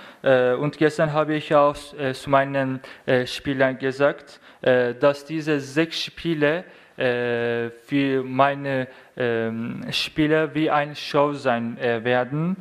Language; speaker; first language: German; non-native, fluent; Turkish